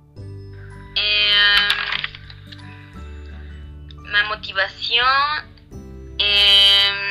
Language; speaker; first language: French; non-native, learner; Spanish